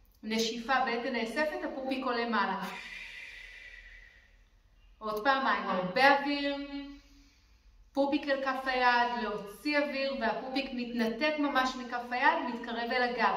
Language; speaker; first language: Hebrew; native; Hebrew